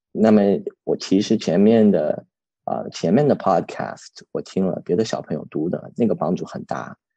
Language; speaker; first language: Chinese; early bilingual, heritage; Chinese